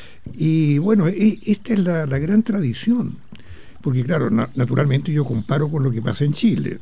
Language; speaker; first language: Spanish; native; Spanish